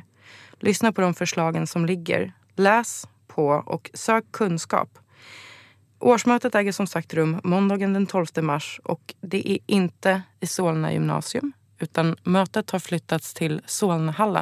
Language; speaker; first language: Swedish; native; Swedish